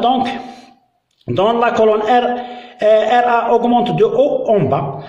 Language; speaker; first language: French; non-native, local second language; Arabic